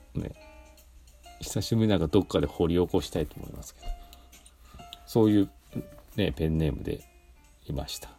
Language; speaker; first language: Japanese; native; Japanese